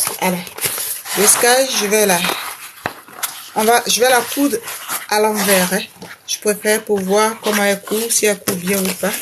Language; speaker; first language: French; native; French